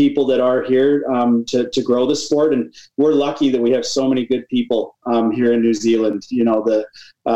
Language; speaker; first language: English; native; English